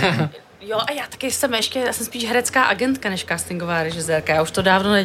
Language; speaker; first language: Czech; native; Czech